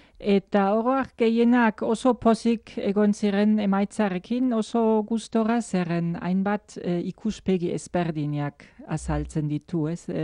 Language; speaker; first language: Basque; non-native, fluent; German